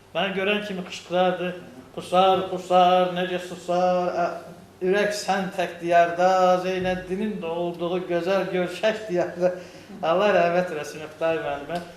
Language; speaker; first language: Azerbaijani; non-native, local second language; Lezghian